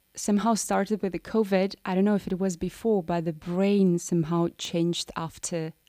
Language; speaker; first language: English; non-native, fluent; Romanian